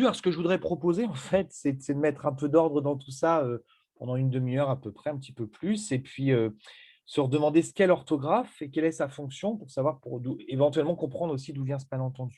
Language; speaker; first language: French; native; French